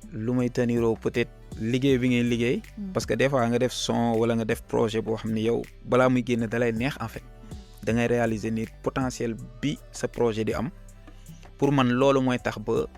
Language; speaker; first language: Wolof; native; Wolof